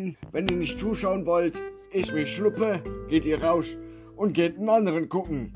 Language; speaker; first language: German; native; German